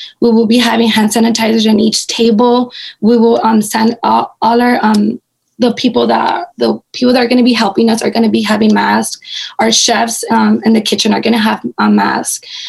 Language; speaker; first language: English; early bilingual, other home language; Spanish